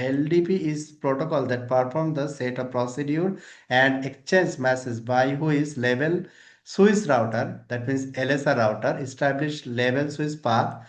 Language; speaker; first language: English; non-native, local second language; Bangla